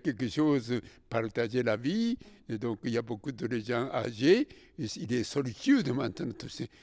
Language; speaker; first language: French; non-native, fluent; Japanese